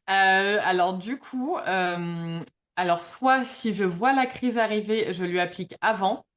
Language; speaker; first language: French; native; French